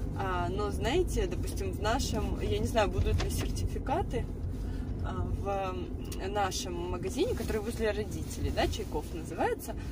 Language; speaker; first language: Russian; native; Russian